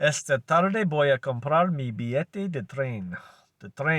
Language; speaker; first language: Spanish; non-native, learner; English